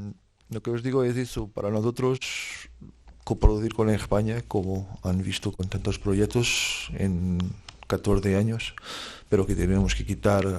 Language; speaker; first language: Spanish; non-native, fluent; Portuguese